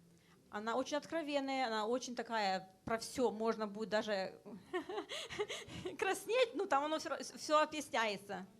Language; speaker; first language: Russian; early bilingual, heritage; Russian